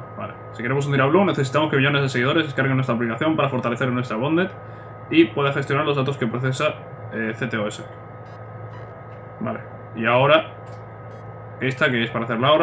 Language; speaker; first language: Spanish; native; Spanish